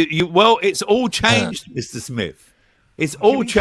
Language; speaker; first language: English; native; English